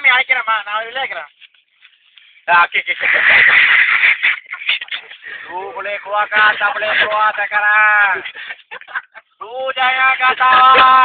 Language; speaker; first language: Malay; non-native, local second language; Tamil